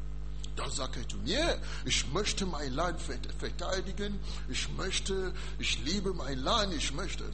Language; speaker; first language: German; non-native, learner; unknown